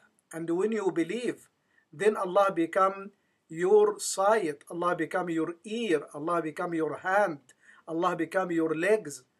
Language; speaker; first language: English; non-native, fluent; Arabic